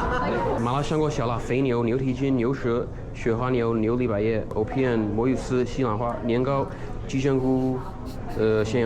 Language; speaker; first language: Chinese; non-native, fluent; English